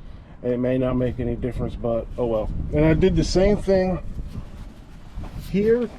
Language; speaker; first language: English; native; English